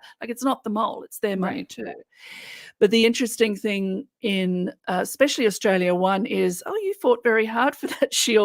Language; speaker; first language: English; native; English